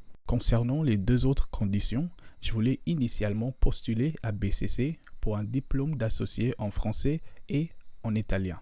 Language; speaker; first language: French; non-native, fluent; English